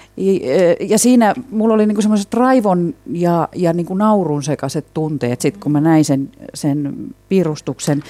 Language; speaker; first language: Finnish; native; Finnish